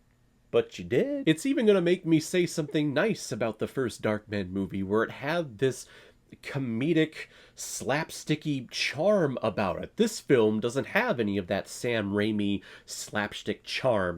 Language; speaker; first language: English; native; English